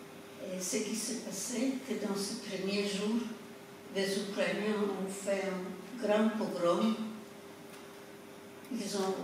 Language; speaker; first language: French; non-native, fluent; Polish